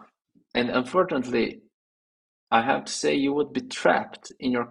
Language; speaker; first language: English; non-native, fluent; Portuguese